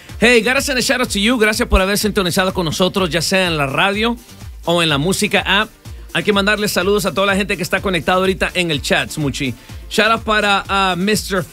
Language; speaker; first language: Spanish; early bilingual, heritage; Spanish